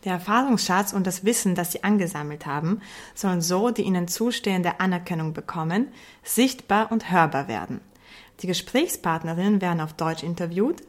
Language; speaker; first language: German; early bilingual, other home language; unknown